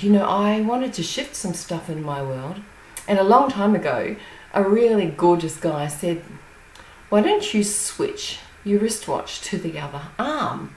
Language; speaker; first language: English; native; English